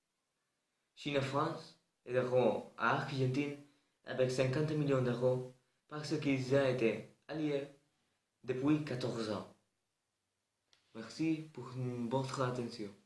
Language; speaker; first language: French; non-native, learner; Spanish